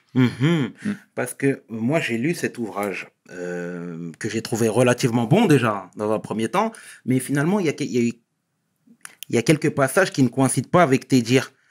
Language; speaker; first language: French; native; French